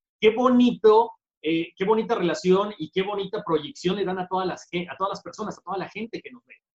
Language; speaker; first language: Spanish; native; Spanish